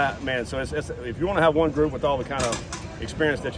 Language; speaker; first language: English; native; English